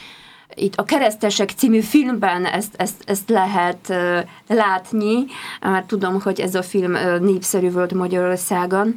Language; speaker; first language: Hungarian; non-native, fluent; Polish